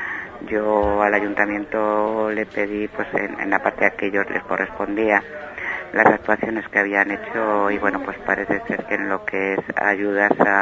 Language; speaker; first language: Spanish; native; Spanish